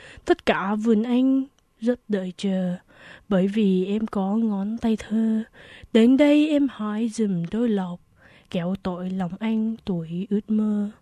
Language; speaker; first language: Vietnamese; early bilingual, heritage; Vietnamese